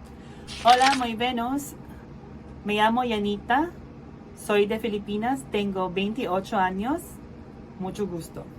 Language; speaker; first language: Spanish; non-native, fluent; Filipino